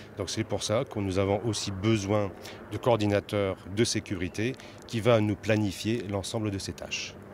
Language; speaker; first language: French; native; French